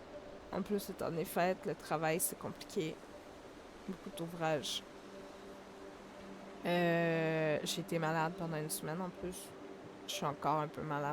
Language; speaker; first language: French; native; French